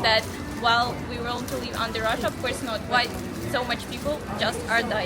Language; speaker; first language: English; non-native, fluent; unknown